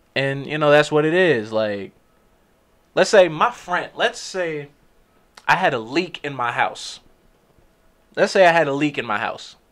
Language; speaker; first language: English; native; English